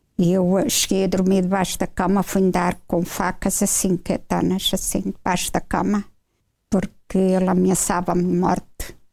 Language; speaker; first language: Portuguese; native; Portuguese